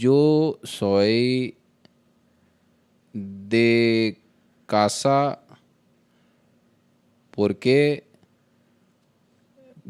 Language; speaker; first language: Spanish; non-native, learner; Hindi